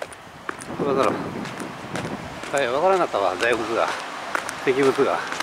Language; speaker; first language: Japanese; native; Japanese